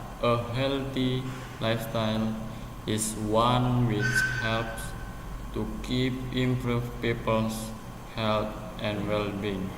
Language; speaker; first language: English; non-native, learner; Indonesian